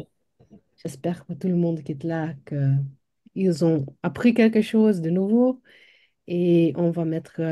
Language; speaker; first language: French; non-native, local second language; Dutch